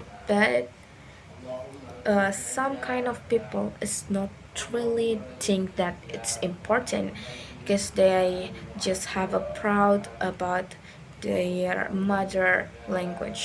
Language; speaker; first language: English; non-native, learner; Indonesian